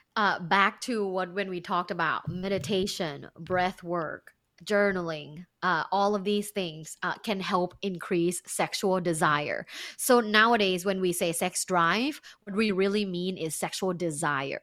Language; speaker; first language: English; non-native, fluent; Thai